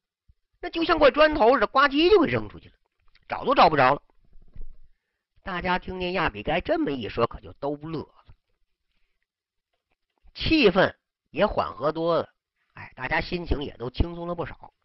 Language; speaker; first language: Chinese; native; Chinese